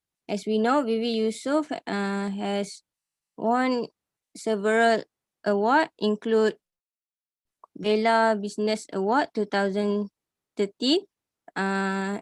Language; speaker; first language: English; non-native, learner; Malay